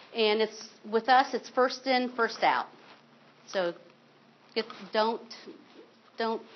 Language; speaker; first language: English; native; English